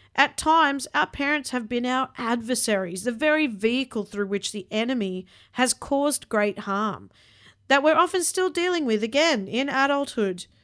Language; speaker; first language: English; early bilingual, other home language; Hindi